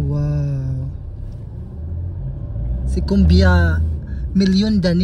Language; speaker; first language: French; non-native, learner; Filipino